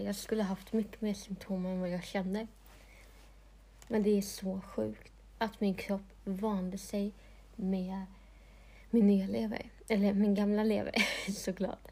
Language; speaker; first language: Swedish; non-native, local second language; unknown